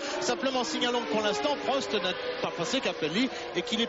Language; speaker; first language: French; native; French